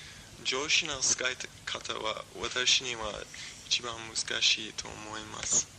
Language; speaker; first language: Japanese; non-native, learner; English